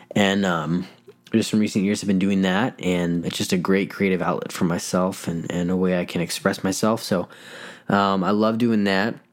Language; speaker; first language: English; native; English